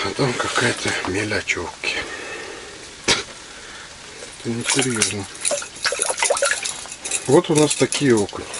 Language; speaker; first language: Russian; native; Russian